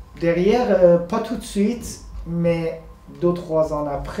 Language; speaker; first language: French; non-native, fluent; Persian